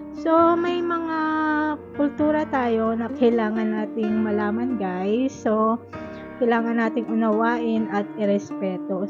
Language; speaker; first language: Filipino; native; Filipino